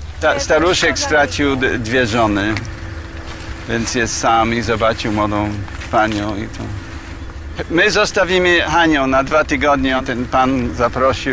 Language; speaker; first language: Polish; non-native, fluent; English